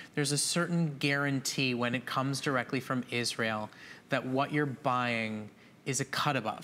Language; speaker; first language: English; native; English